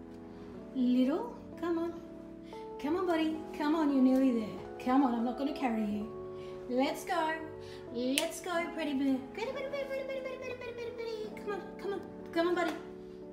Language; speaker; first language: English; native; English